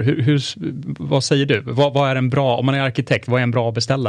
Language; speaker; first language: Swedish; native; Swedish